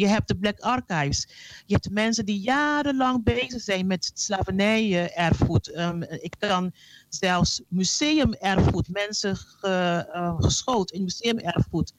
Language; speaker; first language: Dutch; non-native, local second language; Papiamento